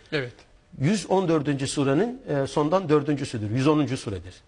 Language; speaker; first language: Turkish; native; Turkish